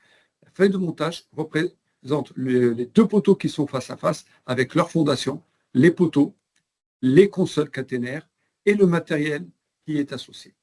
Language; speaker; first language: French; native; French